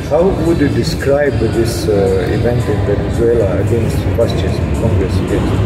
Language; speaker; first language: English; non-native, fluent; Romanian